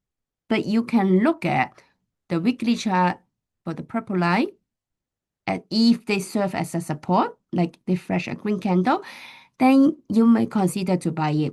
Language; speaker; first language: English; non-native, fluent; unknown